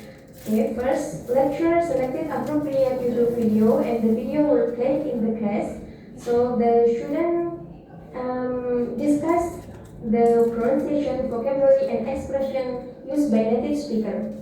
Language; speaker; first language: English; non-native, fluent; Indonesian